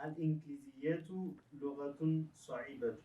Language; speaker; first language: Arabic; non-native, learner; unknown